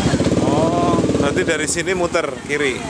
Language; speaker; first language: Indonesian; native; Indonesian